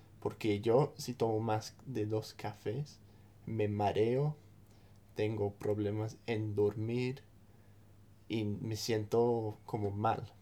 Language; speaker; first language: Spanish; non-native, fluent; English